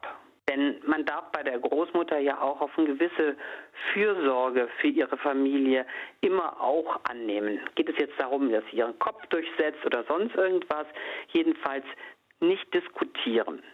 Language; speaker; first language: German; native; German